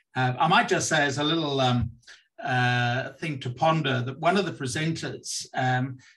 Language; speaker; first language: English; native; English